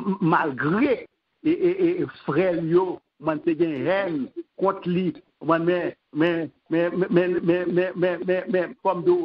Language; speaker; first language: French; non-native, local second language; Haitian Creole